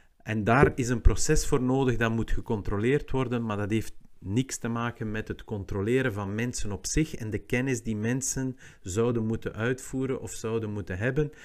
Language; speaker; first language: Dutch; native; Dutch